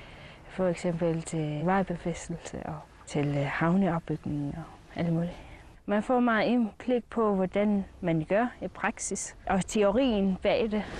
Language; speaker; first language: Danish; non-native, local second language; Kalaallisut